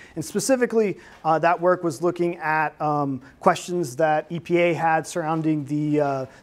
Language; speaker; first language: English; native; English